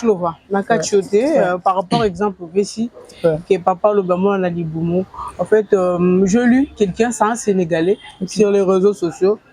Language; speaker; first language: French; non-native, local second language; Lingala